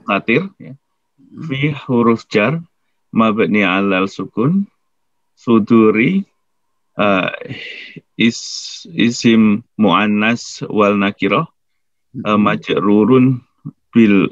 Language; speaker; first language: Arabic; non-native, learner; Indonesian